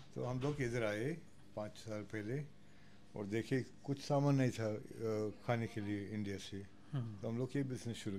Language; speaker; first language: Hindi; non-native, local second language; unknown